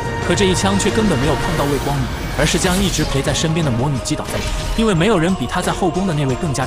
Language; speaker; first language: Chinese; native; Chinese